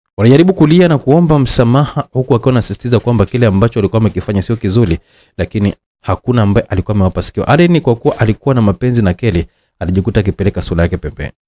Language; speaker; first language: Swahili; native; Swahili